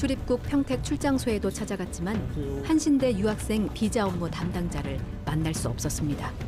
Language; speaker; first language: Korean; native; Korean